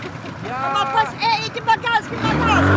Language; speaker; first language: German; native; German